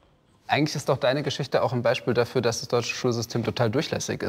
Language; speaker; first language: German; native; German